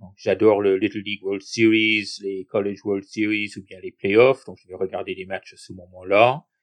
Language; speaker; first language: French; non-native, fluent; English